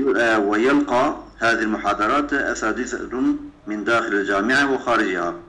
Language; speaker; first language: Arabic; non-native, learner; Turkish